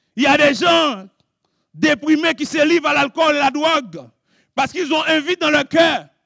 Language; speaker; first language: French; non-native, local second language; Haitian Creole